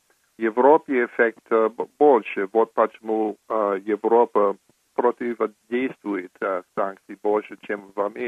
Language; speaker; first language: Russian; non-native, fluent; English